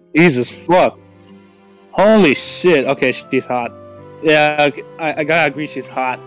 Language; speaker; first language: English; non-native, fluent; German